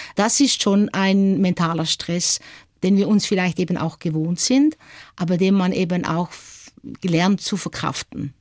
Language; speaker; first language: German; native; German